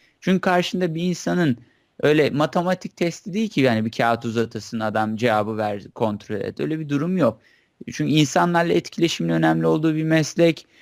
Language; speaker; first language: Turkish; native; Turkish